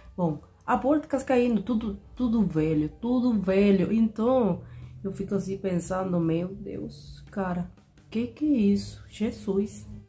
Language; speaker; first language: Portuguese; non-native, fluent; Spanish